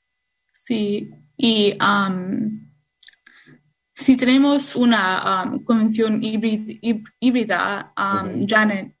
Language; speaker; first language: Spanish; non-native, learner; English